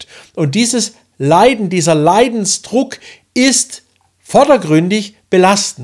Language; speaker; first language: German; native; German